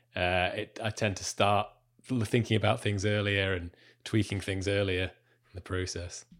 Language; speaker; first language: English; native; English